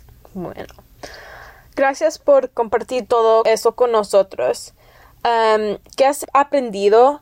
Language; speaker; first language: Spanish; early bilingual, heritage; English